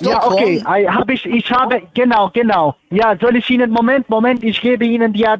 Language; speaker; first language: German; non-native, fluent; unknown